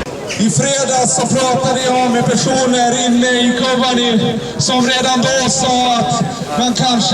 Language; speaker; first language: Swedish; native; Swedish